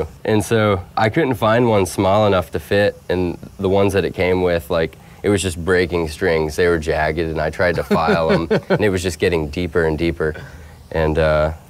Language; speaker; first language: English; native; English